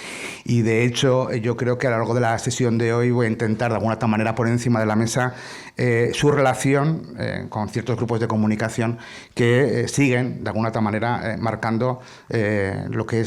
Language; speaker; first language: Spanish; native; Spanish